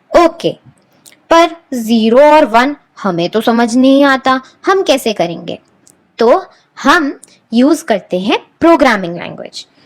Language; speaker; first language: Hindi; native; Hindi